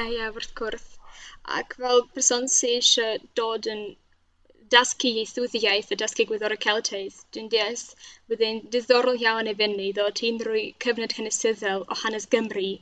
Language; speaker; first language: Welsh; non-native, learner; Russian